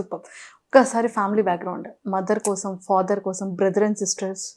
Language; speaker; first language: Telugu; native; Telugu